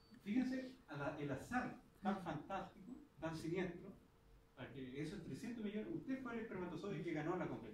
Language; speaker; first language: Spanish; native; Spanish